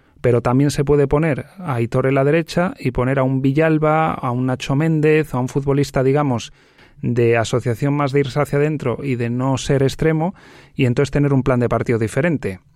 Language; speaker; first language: Spanish; native; Spanish